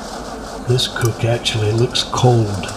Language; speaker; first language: English; native; English